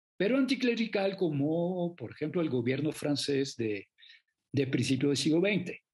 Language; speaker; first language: Spanish; non-native, fluent; French